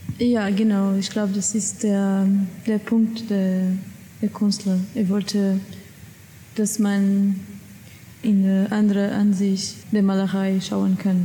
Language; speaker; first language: German; non-native, learner; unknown